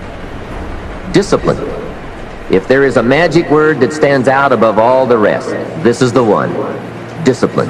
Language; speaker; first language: English; native; English